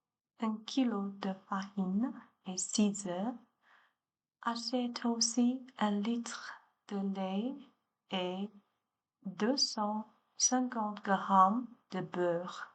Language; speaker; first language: French; non-native, learner; Chinese